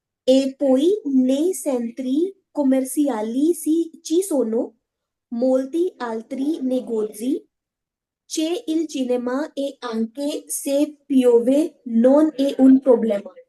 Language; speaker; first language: Italian; non-native, learner; Hindi